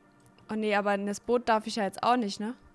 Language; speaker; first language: German; native; German